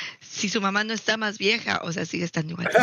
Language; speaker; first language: Spanish; native; Spanish